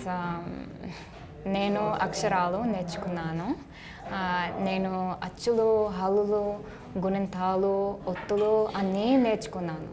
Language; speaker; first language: Telugu; non-native, learner; English